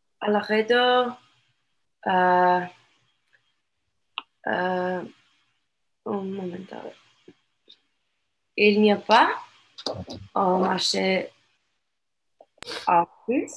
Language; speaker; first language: French; non-native, learner; English